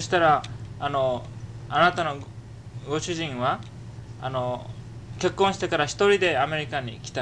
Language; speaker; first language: Japanese; early bilingual, heritage; Japanese